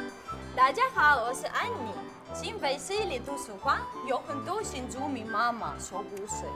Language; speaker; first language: Chinese; non-native, fluent; Russian